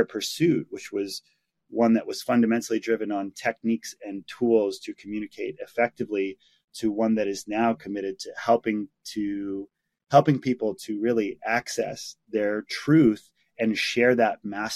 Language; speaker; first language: English; native; English